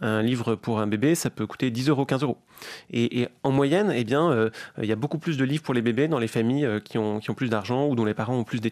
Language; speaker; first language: French; native; French